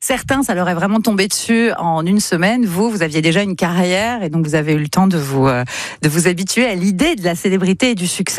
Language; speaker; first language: French; native; French